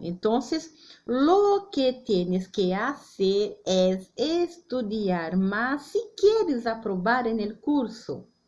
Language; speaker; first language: Spanish; non-native, fluent; Portuguese